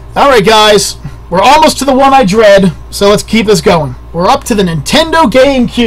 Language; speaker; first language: English; native; English